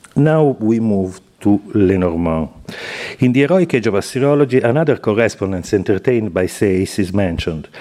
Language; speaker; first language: English; non-native, fluent; Italian